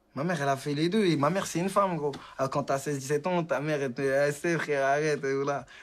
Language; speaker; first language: French; native; French